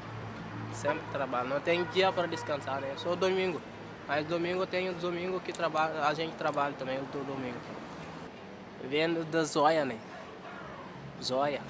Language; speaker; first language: Portuguese; non-native, learner; Wolof